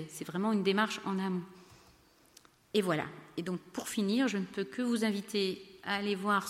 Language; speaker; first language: French; native; French